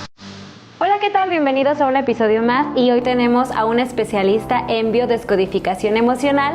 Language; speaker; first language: Spanish; native; Spanish